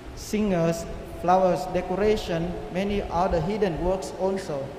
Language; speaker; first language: English; non-native, fluent; Vietnamese